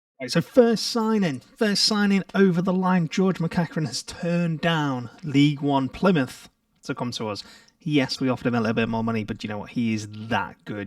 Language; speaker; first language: English; native; English